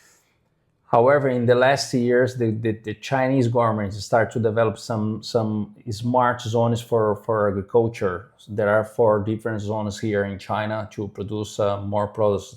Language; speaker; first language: English; non-native, fluent; Portuguese